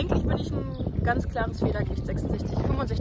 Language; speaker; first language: German; native; German